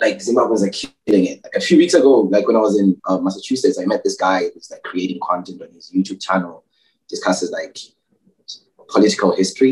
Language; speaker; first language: English; non-native, local second language; North Ndebele